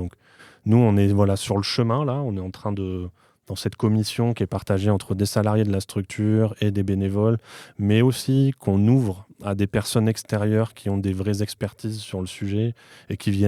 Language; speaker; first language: French; native; French